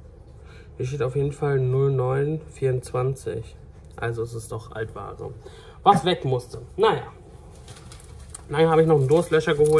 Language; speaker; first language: German; native; German